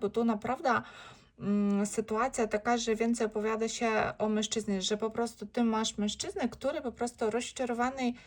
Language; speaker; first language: Polish; non-native, learner; Ukrainian